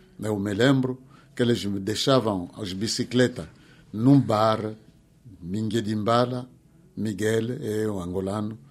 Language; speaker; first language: Portuguese; non-native, fluent; Kongo